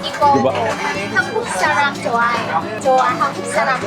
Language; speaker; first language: Korean; non-native, learner; Vietnamese